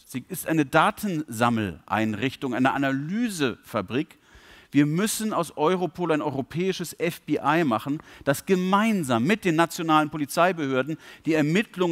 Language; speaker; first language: German; native; German